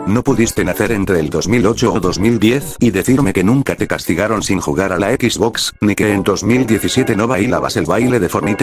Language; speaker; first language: Spanish; native; Spanish